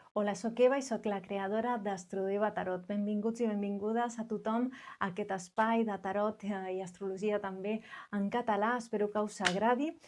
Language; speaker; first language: Catalan; non-native, local second language; Spanish